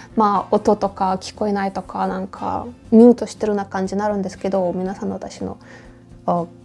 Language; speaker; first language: Japanese; non-native, fluent; Norwegian